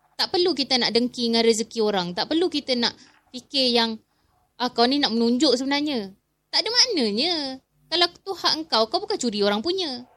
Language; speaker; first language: Malay; native; Malay